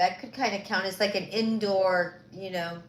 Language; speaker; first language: English; native; English